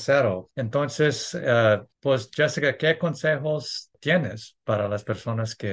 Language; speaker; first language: Spanish; early bilingual, heritage; English